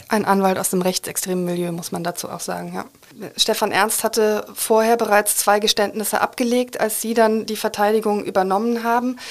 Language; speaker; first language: German; native; German